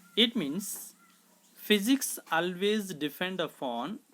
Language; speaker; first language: English; non-native, local second language; Kannada